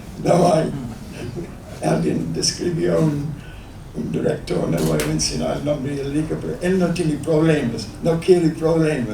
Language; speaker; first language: Spanish; non-native, fluent; English